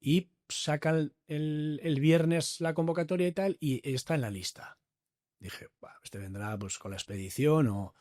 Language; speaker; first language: Spanish; native; Spanish